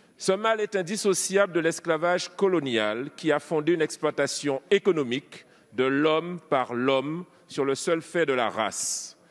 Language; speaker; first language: French; native; French